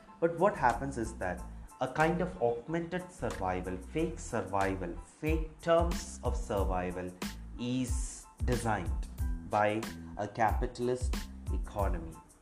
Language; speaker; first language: English; non-native, local second language; Malayalam